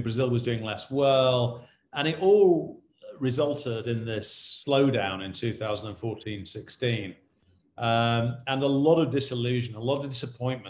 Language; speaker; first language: English; native; English